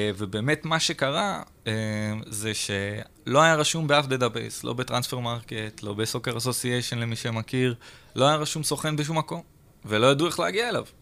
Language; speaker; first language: Hebrew; native; Hebrew